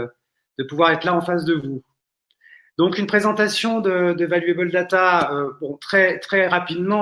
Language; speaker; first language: French; native; French